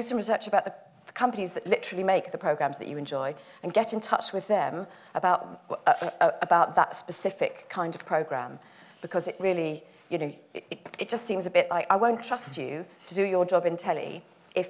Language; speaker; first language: English; native; English